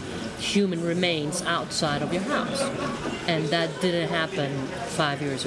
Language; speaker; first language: English; non-native, fluent; Spanish